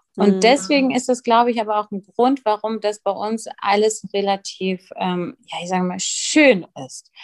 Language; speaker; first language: German; early bilingual, other home language; Russian